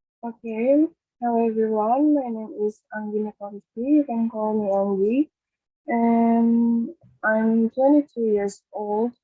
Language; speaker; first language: English; non-native, learner; Indonesian